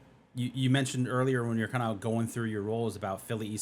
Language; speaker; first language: English; native; English